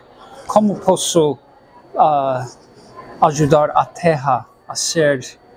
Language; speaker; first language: Portuguese; non-native, fluent; English